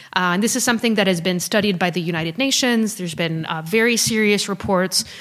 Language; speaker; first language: English; early bilingual, other home language; French